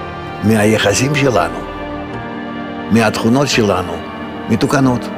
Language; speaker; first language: Hebrew; non-native, fluent; Russian